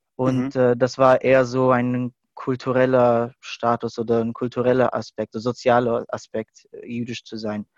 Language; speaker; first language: German; native; German